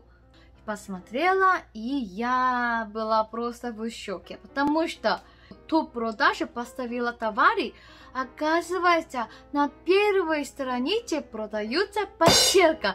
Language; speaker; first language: Russian; non-native, learner; Korean